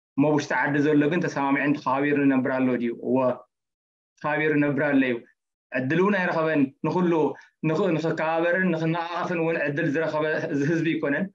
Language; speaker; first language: Tigrinya; native; Tigrinya